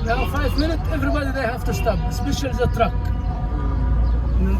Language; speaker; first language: English; non-native, learner; Arabic